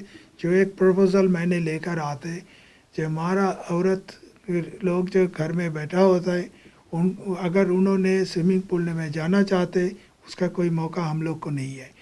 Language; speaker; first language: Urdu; non-native, fluent; Bangla